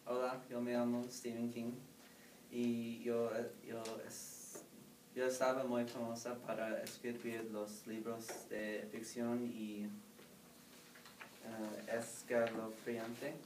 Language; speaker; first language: Spanish; non-native, learner; English